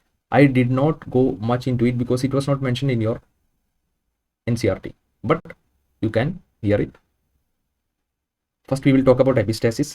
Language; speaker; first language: English; non-native, local second language; Malayalam